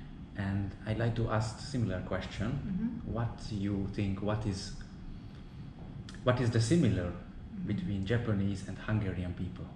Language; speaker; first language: English; non-native, learner; Hungarian